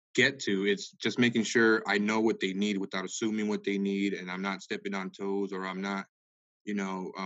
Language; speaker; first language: English; early bilingual, other home language; Spanish